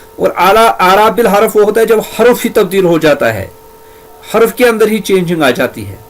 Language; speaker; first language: Urdu; native; Urdu